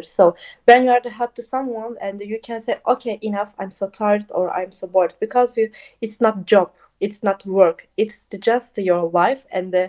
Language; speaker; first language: English; non-native, local second language; Turkish